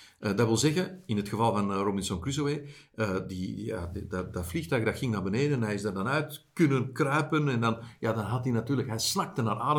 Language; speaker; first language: Dutch; native; Dutch